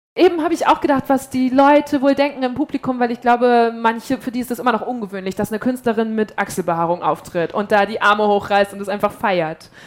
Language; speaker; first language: German; native; German